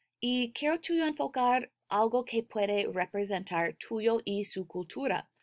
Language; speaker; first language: Spanish; non-native, learner; English